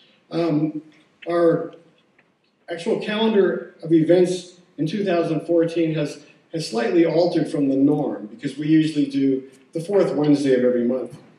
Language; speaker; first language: English; native; English